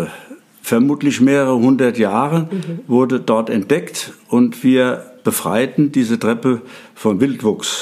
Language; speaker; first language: German; native; German